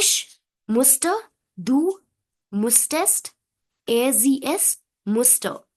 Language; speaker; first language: German; non-native, fluent; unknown